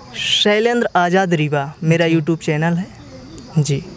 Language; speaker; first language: Hindi; native; Hindi